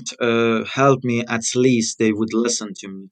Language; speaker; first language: English; non-native, fluent; Persian